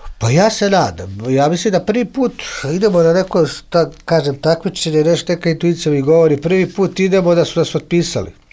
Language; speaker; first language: Serbian; native; Serbian